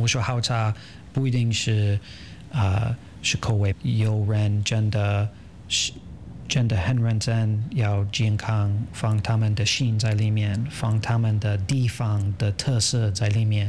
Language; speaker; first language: Chinese; non-native, learner; English